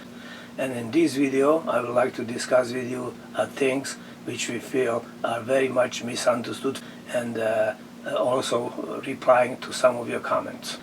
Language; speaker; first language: English; non-native, fluent; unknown